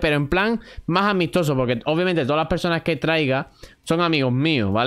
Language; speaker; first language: Spanish; native; Spanish